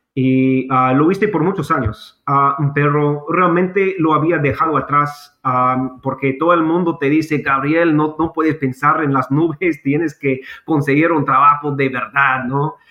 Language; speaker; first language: Spanish; non-native, learner; English